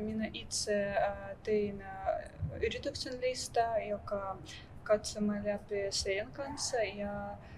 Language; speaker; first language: Finnish; non-native, learner; Russian